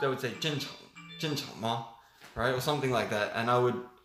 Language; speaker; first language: English; native; English